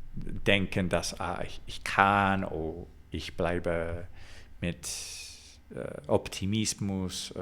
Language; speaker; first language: German; non-native, learner; English